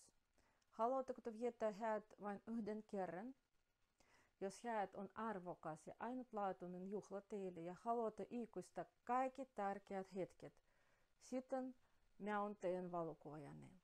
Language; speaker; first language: Finnish; non-native, fluent; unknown